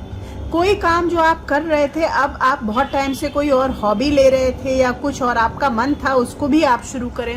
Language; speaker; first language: Hindi; native; Hindi